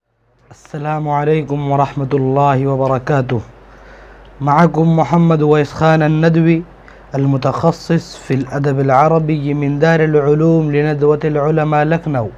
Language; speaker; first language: Arabic; non-native, fluent; Urdu